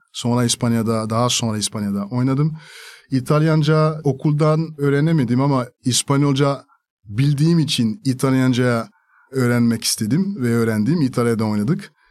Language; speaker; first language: Turkish; non-native, fluent; French